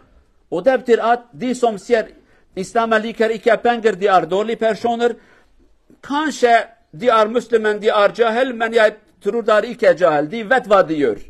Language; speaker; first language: Norwegian; non-native, learner; Kurdish